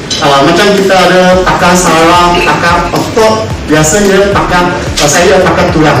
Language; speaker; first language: Malay; non-native, local second language; Chinese